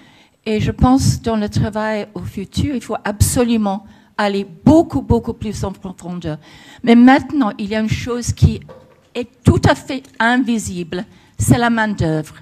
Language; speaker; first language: French; non-native, fluent; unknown